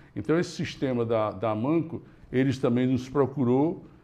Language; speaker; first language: Portuguese; native; Portuguese